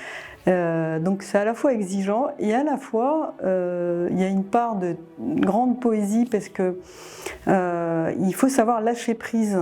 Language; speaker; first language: French; native; French